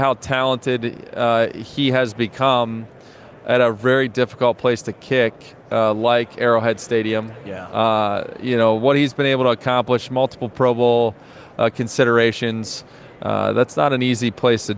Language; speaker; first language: English; native; English